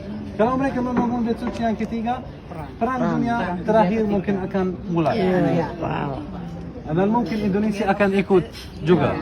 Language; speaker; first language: Indonesian; non-native, fluent; Arabic